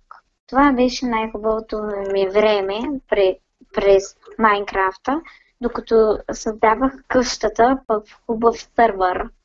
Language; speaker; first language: Bulgarian; native; Bulgarian